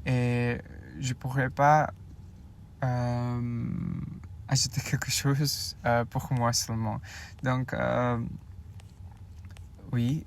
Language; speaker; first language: French; non-native, learner; Indonesian